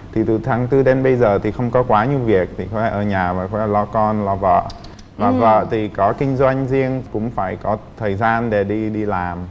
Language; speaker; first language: Vietnamese; non-native, fluent; Czech